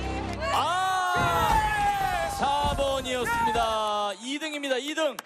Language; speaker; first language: Korean; native; Korean